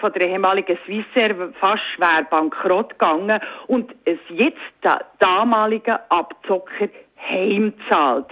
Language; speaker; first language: German; native; German